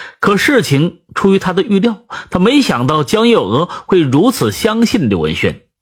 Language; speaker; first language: Chinese; native; Chinese